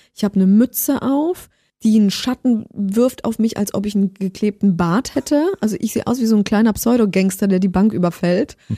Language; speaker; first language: German; early bilingual, other home language; Polish